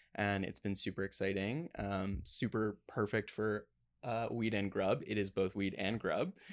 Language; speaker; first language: English; native; English